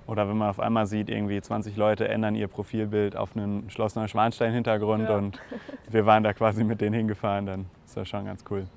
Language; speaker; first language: German; native; German